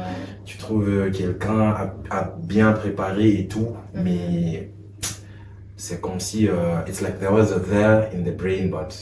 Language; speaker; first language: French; non-native, fluent; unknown